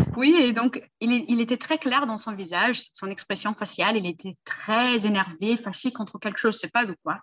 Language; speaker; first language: French; early bilingual, heritage; Portuguese